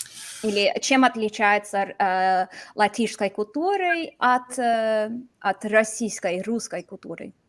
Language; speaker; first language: Russian; non-native, fluent; English